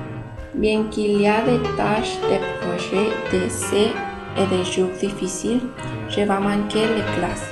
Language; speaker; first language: French; non-native, learner; Spanish